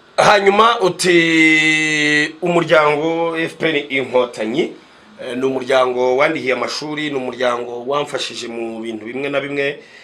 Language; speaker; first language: Kinyarwanda; native; Kinyarwanda